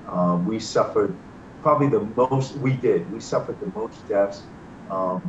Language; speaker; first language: English; native; English